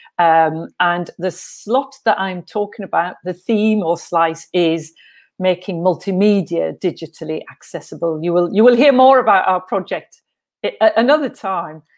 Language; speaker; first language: English; native; English